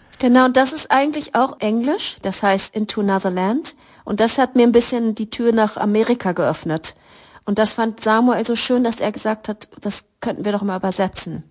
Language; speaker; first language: German; native; German